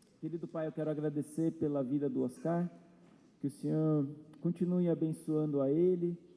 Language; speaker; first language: Portuguese; native; Portuguese